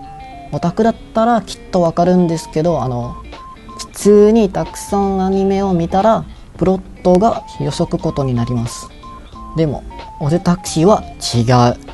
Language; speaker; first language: Japanese; non-native, fluent; Malay